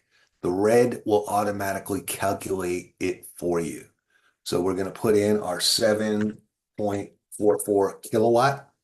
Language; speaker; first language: English; native; English